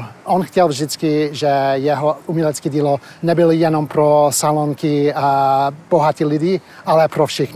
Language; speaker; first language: Czech; early bilingual, heritage; Czech